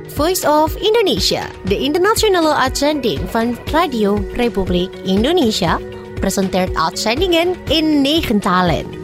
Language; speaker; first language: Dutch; non-native, fluent; Indonesian